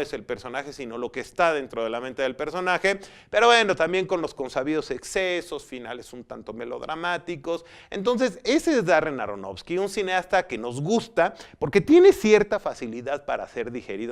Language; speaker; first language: Spanish; native; Spanish